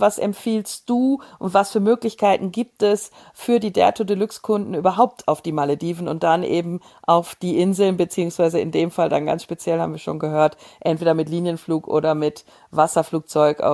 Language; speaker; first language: German; native; German